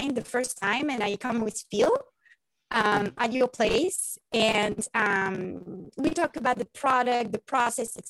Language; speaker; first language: English; non-native, fluent; French